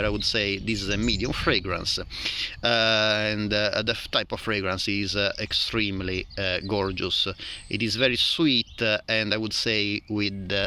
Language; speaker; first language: English; non-native, fluent; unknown